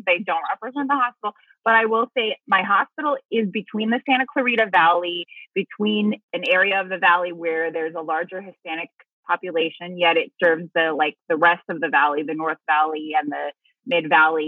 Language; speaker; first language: English; early bilingual, other home language; Filipino